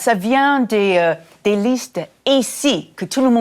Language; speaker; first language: French; non-native, fluent; English